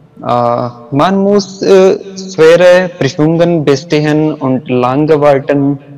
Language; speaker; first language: German; non-native, learner; Hindi